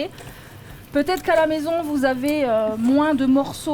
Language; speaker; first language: French; native; French